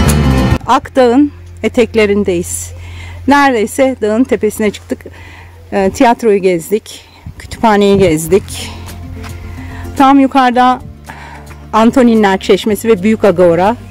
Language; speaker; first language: Turkish; native; Turkish